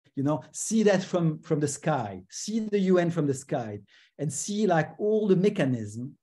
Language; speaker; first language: English; non-native, fluent; French